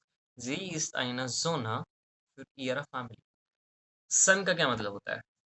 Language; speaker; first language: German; non-native, fluent; Hindi